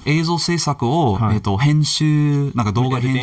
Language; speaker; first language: Japanese; non-native, learner; English